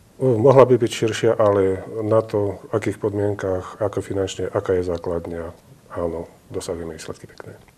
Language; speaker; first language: Slovak; native; Slovak